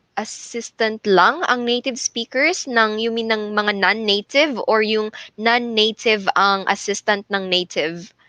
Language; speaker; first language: Filipino; non-native, local second language; Cebuano